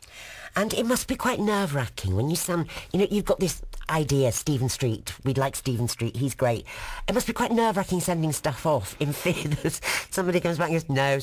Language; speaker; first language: English; native; English